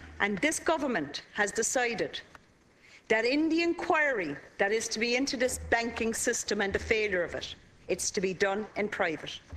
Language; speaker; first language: English; native; English